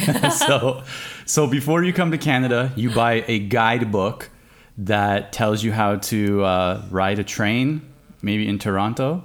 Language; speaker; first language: English; native; English